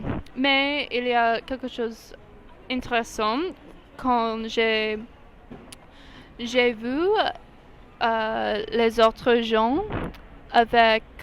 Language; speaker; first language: French; non-native, learner; English